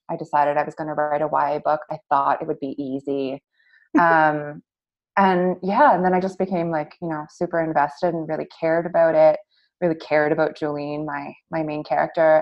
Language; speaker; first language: English; native; English